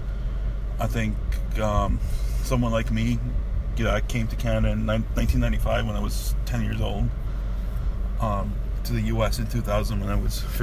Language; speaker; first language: English; early bilingual, other home language; Urdu